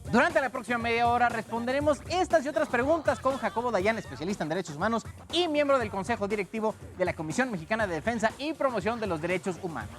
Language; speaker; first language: Spanish; native; Spanish